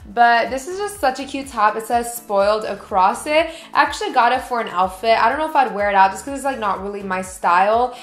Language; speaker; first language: English; native; English